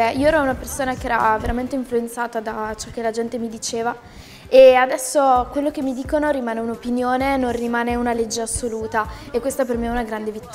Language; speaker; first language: Italian; native; Italian